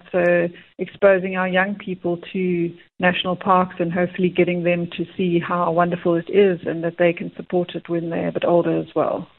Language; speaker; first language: English; native; English